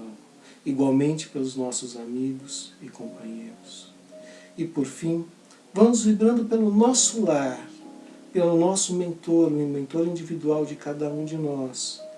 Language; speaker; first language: Portuguese; native; Portuguese